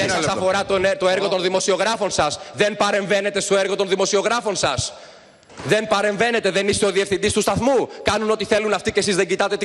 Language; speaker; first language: Greek; native; Greek